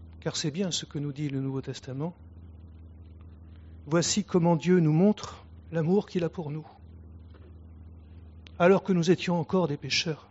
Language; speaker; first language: French; native; French